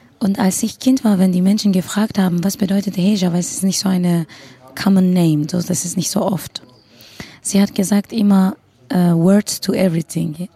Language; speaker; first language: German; non-native, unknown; Kurdish